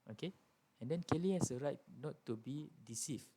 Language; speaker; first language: English; non-native, local second language; Malay